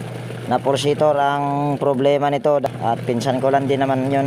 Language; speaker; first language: Filipino; native; Filipino